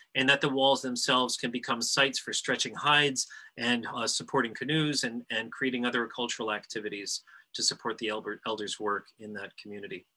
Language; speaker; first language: English; native; English